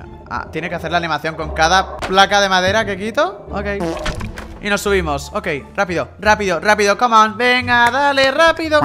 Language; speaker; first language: Spanish; native; Spanish